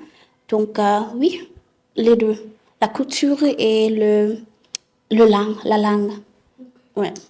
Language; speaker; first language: French; non-native, fluent; Southern Sotho